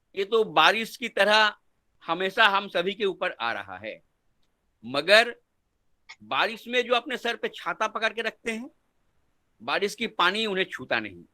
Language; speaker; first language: Hindi; non-native, local second language; Bangla